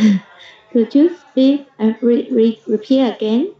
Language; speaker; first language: English; non-native, learner; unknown